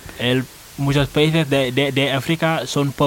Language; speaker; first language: Spanish; non-native, learner; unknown